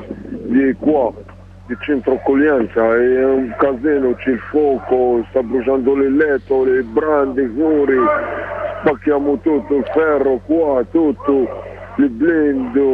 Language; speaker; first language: Italian; non-native, learner; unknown